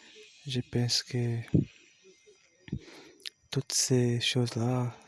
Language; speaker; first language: French; non-native, learner; Portuguese